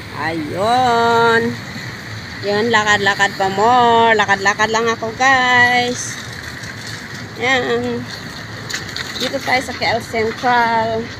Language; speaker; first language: Filipino; non-native, local second language; Iloko